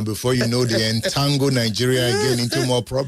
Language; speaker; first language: English; non-native, local second language; Yoruba